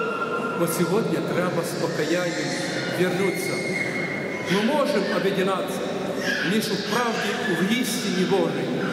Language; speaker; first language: Russian; non-native, local second language; Ukrainian